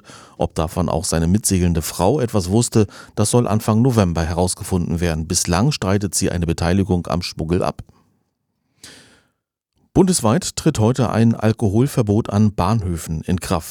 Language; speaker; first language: German; native; German